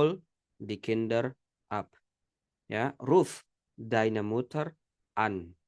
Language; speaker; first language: German; non-native, fluent; Indonesian